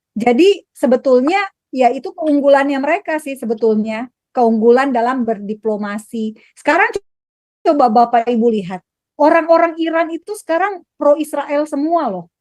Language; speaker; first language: Indonesian; native; Indonesian